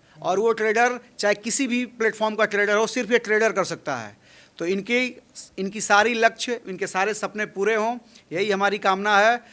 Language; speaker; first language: Hindi; native; Hindi